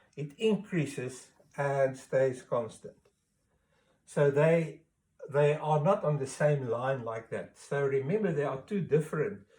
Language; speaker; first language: English; non-native, local second language; Afrikaans